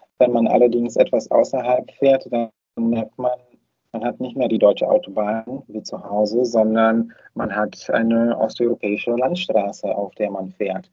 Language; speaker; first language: German; non-native, fluent; Bulgarian